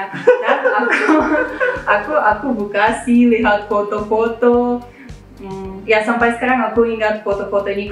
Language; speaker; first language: Indonesian; non-native, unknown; Russian